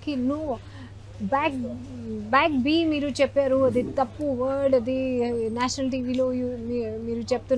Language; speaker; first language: Telugu; non-native, learner; Hindi